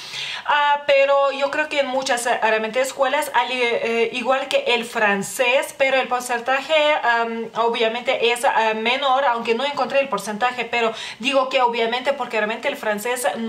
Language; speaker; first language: Spanish; non-native, fluent; Lithuanian